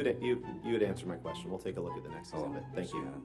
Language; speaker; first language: English; native; English